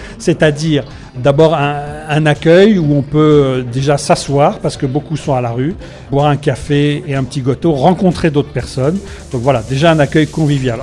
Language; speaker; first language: French; native; French